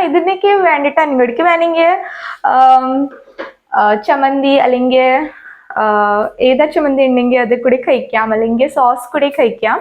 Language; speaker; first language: Malayalam; non-native, local second language; Hindi